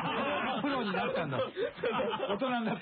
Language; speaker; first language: Japanese; native; Japanese